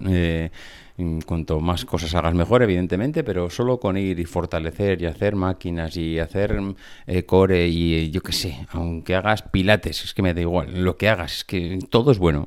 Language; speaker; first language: Spanish; native; Spanish